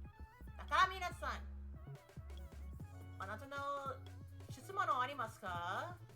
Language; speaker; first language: Japanese; non-native, learner; English